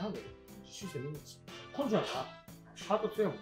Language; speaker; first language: Japanese; native; Japanese